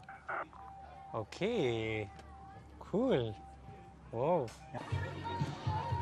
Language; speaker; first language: German; non-native, learner; French